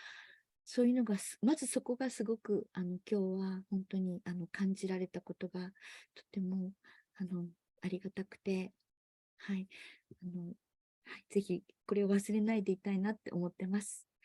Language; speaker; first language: Japanese; native; Japanese